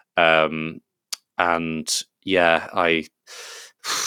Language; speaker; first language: English; native; English